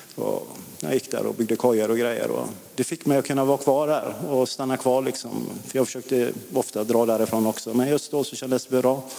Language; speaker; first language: Swedish; native; Swedish